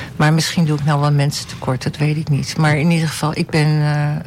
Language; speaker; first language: Dutch; native; Dutch